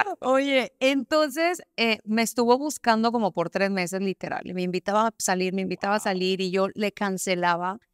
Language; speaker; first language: Spanish; native; Spanish